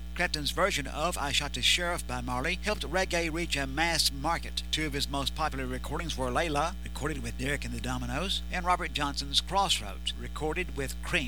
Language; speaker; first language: English; native; English